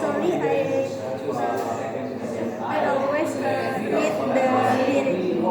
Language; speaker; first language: English; non-native, learner; Indonesian